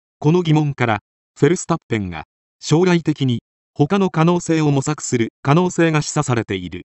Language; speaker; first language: Japanese; native; Japanese